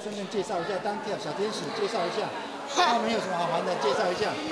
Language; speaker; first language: Chinese; native; Chinese